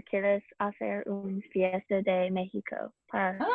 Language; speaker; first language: Spanish; non-native, learner; English